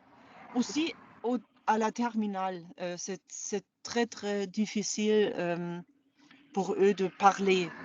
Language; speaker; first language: French; non-native, fluent; German